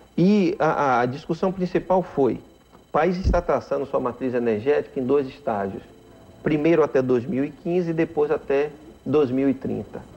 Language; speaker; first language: Portuguese; native; Portuguese